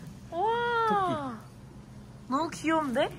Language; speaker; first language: Korean; non-native, fluent; Turkish